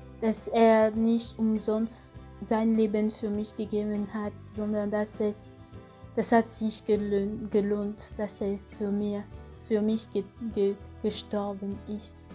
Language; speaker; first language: German; non-native, fluent; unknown